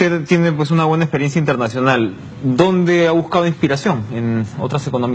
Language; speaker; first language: Spanish; native; Spanish